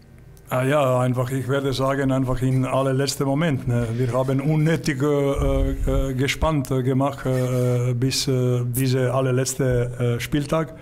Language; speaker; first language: German; non-native, learner; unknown